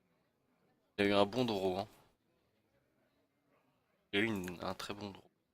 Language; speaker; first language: French; native; French